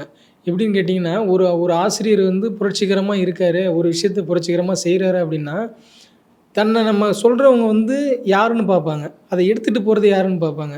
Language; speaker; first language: Tamil; native; Tamil